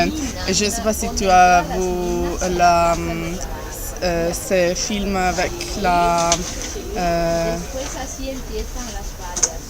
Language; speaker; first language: French; non-native, learner; Italian